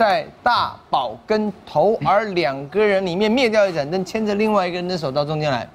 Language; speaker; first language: Chinese; native; Chinese